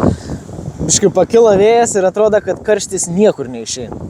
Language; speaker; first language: Lithuanian; native; Lithuanian